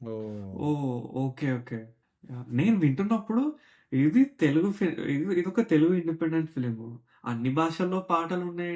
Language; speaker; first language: Telugu; native; Telugu